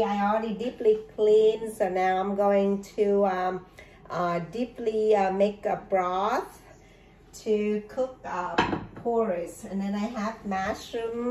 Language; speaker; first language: English; non-native, learner; Vietnamese